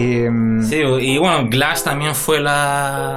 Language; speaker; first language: Spanish; native; Spanish